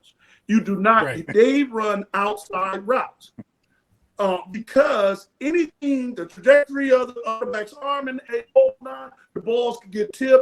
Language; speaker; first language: English; native; English